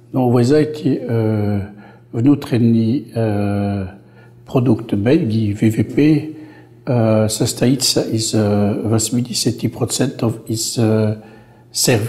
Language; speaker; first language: Russian; non-native, fluent; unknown